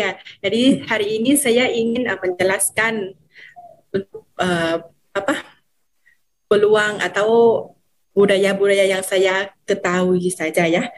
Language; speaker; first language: Indonesian; non-native, fluent; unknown